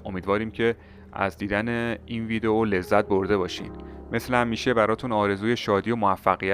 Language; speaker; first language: Persian; native; Persian